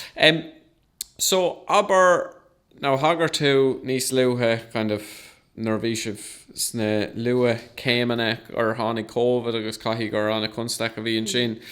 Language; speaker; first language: Irish; non-native, local second language; English